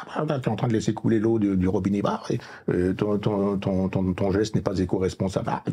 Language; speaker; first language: French; native; French